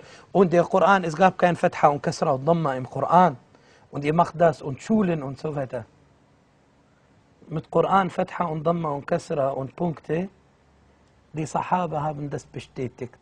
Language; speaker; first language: German; non-native, fluent; Arabic